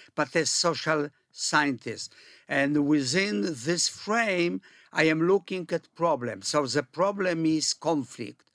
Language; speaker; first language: English; non-native, fluent; Polish